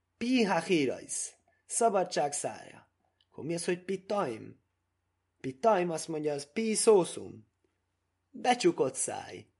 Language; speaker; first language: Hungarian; early bilingual, heritage; Hungarian